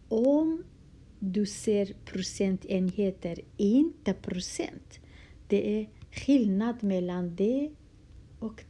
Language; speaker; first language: Swedish; non-native, fluent; Kurdish